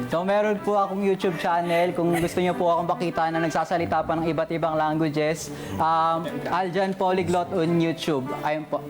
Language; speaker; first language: Filipino; native; Filipino